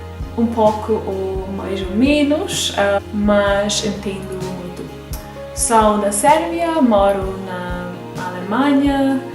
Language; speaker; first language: Portuguese; non-native, learner; Serbian